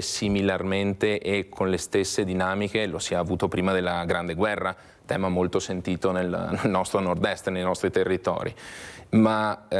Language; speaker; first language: Italian; native; Italian